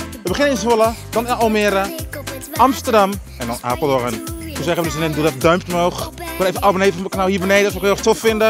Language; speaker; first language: Dutch; native; Dutch